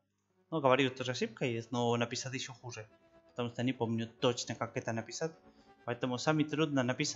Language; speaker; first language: Russian; non-native, learner; Spanish